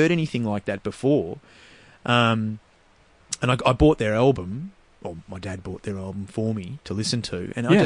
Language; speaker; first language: English; native; English